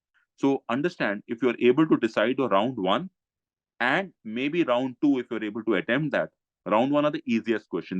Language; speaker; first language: English; non-native, local second language; Hindi